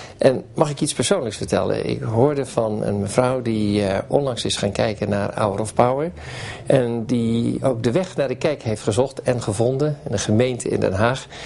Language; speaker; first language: Dutch; native; Dutch